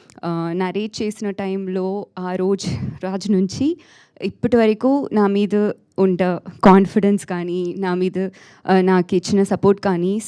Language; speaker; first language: Telugu; non-native, learner; Tamil